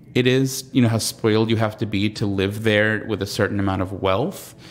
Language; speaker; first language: English; native; English